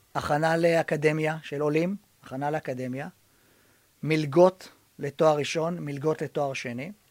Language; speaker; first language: Hebrew; native; Hebrew